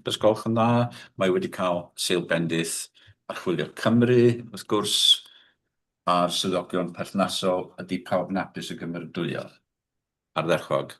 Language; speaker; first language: Welsh; native; Welsh